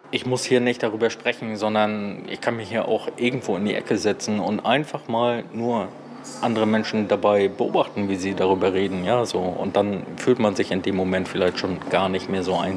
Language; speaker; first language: German; native; German